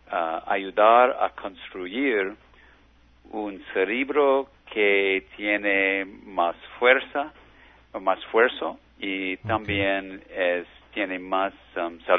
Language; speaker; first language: Spanish; non-native, learner; English